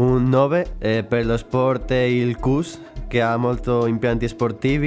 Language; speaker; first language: Italian; non-native, learner; Spanish